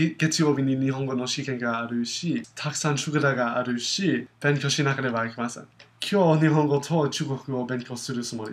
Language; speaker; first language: Japanese; non-native, learner; English